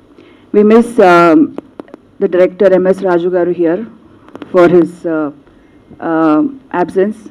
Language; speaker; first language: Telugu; non-native, local second language; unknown